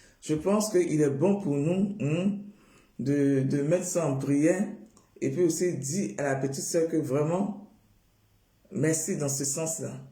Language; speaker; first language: French; non-native, local second language; Baoulé